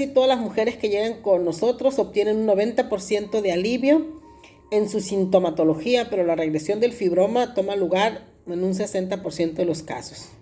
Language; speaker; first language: Spanish; native; Spanish